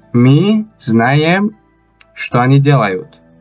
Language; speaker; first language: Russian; non-native, fluent; Tajik